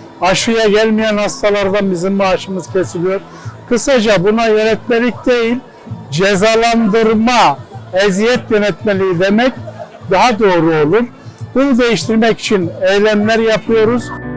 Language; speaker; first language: Turkish; non-native, local second language; Kurdish